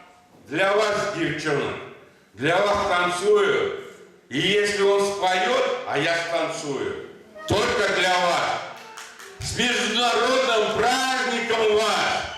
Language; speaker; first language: Russian; non-native, local second language; Tatar